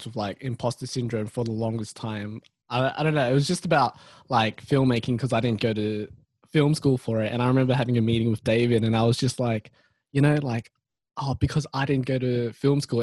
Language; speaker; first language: English; native; English